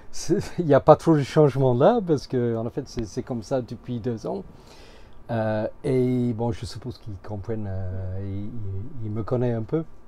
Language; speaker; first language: French; non-native, fluent; English